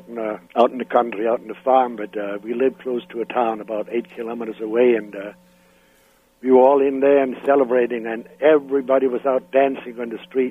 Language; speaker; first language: English; non-native, fluent; Danish